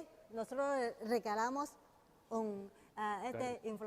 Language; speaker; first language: Spanish; non-native, learner; Chinese